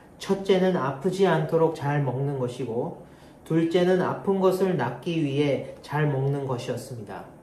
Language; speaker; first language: Korean; non-native, learner; Japanese